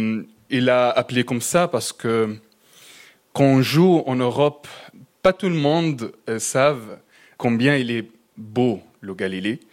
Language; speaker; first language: French; non-native, fluent; Arabic